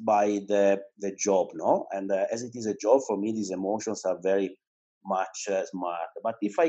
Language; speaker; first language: English; non-native, fluent; Italian